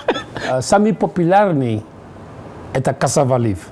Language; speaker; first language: Russian; non-native, learner; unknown